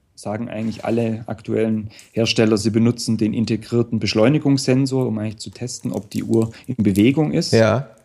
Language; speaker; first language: German; native; German